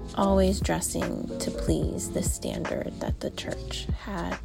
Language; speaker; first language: English; native; English